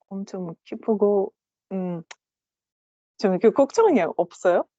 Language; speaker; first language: Korean; non-native, learner; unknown